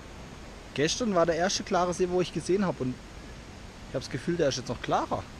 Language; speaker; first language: German; native; German